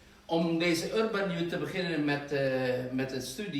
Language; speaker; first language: Dutch; non-native, fluent; Indonesian